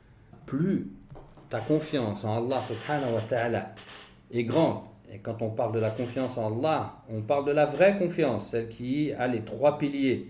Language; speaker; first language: French; native; French